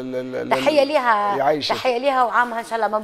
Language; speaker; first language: Arabic; native; Arabic